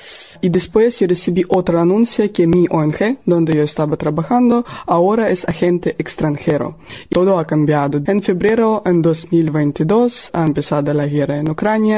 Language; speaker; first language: Spanish; non-native, learner; Russian